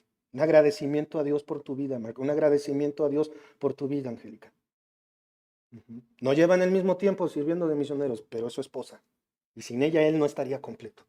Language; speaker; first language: Spanish; native; Spanish